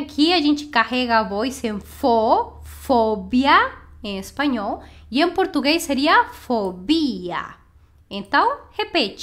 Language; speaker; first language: Portuguese; non-native, fluent; Spanish